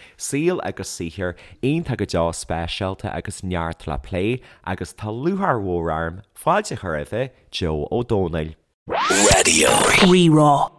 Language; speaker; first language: Irish; native; Irish